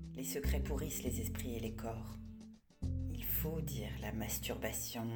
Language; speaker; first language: French; native; French